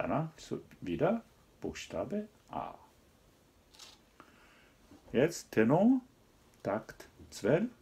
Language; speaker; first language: German; non-native, learner; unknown